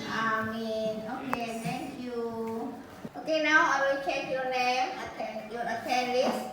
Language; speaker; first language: English; non-native, learner; Indonesian